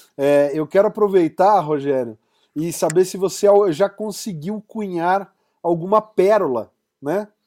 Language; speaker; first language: Portuguese; native; Portuguese